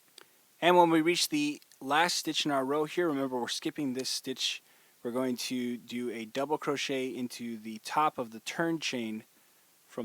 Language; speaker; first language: English; native; English